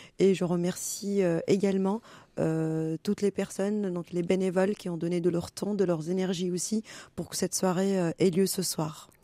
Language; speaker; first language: French; non-native, local second language; Arabic